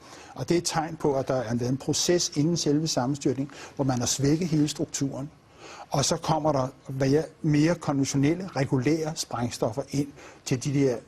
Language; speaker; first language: Danish; native; Danish